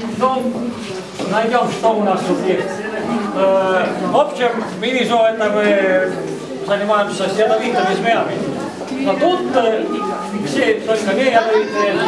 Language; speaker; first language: Russian; non-native, learner; Estonian